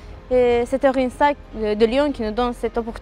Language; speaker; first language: French; non-native, fluent; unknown